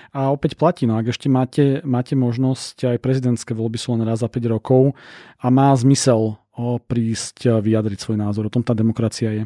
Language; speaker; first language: Slovak; native; Slovak